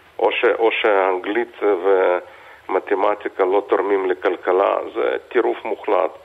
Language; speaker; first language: Hebrew; non-native, fluent; Russian